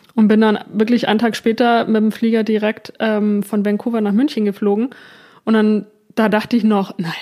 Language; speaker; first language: German; native; German